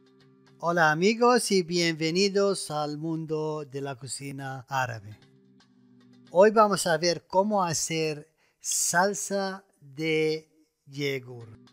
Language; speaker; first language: Spanish; non-native, fluent; Arabic